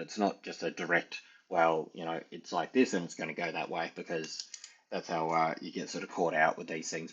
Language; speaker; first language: English; native; English